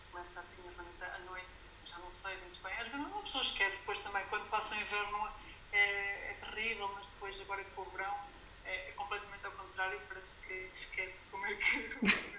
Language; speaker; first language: Portuguese; native; Portuguese